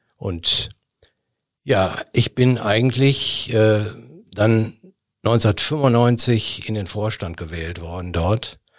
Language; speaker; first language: German; native; German